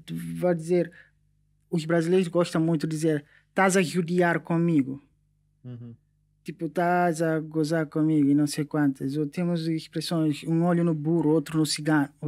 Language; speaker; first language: Portuguese; non-native, local second language; Upper Guinea Crioulo